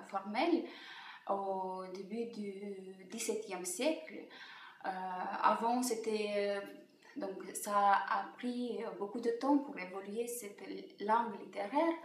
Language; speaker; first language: French; non-native, fluent; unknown